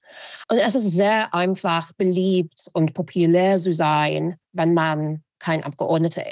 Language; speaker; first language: German; non-native, fluent; English